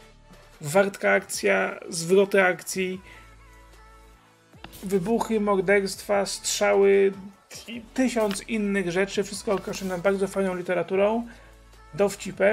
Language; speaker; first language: Polish; native; Polish